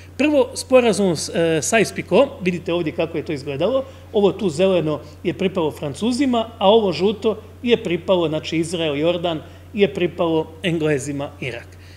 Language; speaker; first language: Croatian; native; Croatian